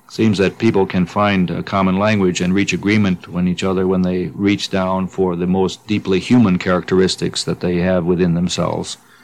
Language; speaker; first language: English; native; English